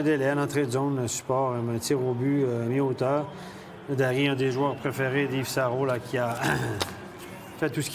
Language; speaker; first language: French; native; French